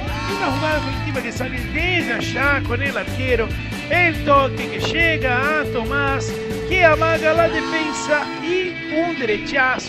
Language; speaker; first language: Spanish; native; Spanish